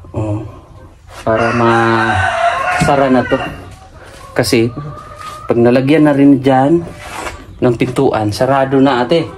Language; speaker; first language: Filipino; non-native, local second language; Cebuano